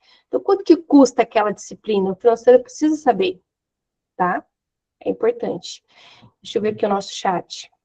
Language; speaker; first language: Portuguese; native; Portuguese